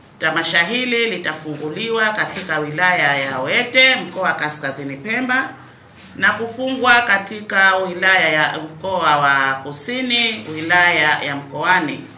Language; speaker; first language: Swahili; native; Swahili